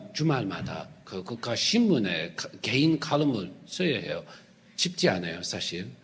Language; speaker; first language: Korean; non-native, fluent; English